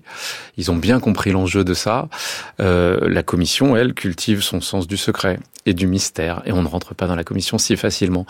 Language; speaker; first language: French; native; French